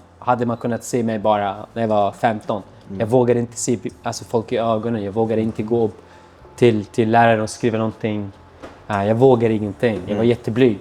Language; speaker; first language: Swedish; non-native, fluent; Arabic